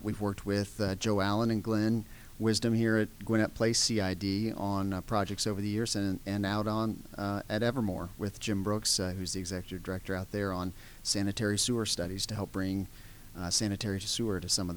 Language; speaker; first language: English; native; English